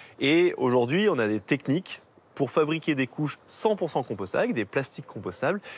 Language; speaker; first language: French; native; French